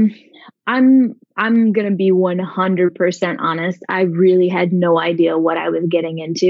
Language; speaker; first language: English; native; English